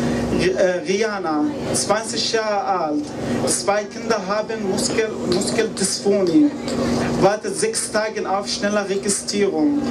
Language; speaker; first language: German; non-native, learner; Arabic